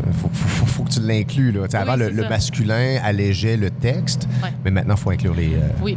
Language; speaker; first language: French; native; French